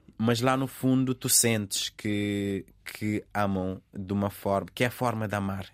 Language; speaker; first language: Portuguese; non-native, local second language; Kabuverdianu